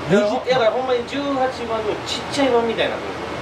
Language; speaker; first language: Japanese; native; Japanese